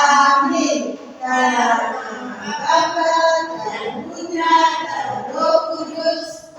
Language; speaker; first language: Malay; non-native, local second language; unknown